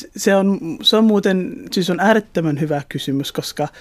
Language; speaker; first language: Finnish; early bilingual, other home language; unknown